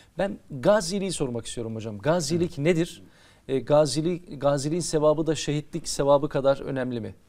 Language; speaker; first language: Turkish; native; Turkish